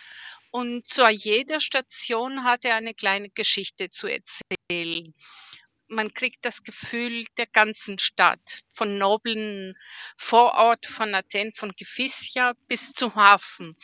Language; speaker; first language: German; early bilingual, heritage; German